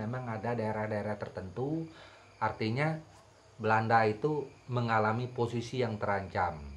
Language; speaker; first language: Indonesian; non-native, local second language; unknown